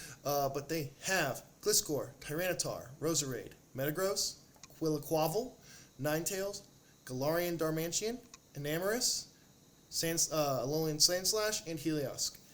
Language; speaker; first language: English; native; English